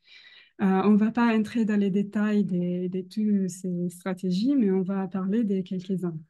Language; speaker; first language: French; non-native, fluent; Italian